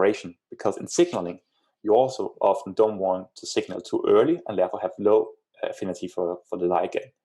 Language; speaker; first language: English; non-native, fluent; Danish